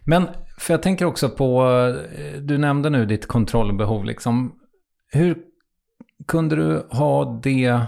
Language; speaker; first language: Swedish; native; Swedish